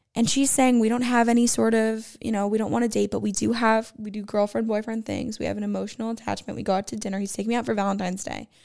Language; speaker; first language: English; native; English